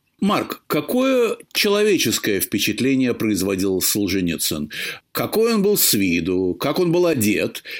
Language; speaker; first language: Russian; native; Russian